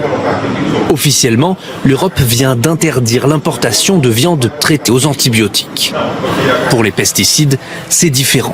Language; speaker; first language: French; native; French